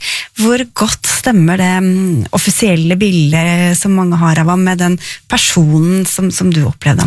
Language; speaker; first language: Norwegian; native; Norwegian